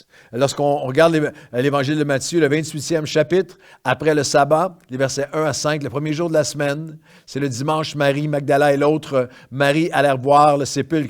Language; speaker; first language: French; native; French